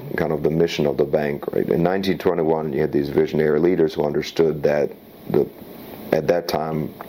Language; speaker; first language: English; early bilingual, other home language; Slovak